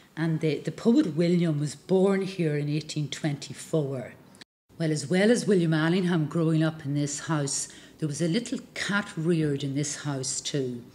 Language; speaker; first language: English; native; English